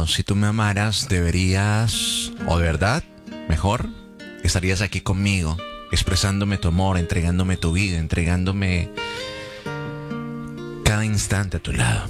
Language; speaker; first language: Spanish; native; Spanish